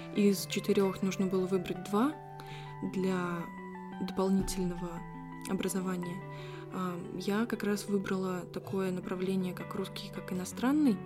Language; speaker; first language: Russian; native; Russian